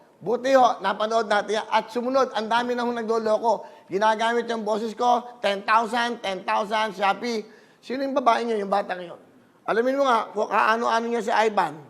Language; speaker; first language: Filipino; native; Filipino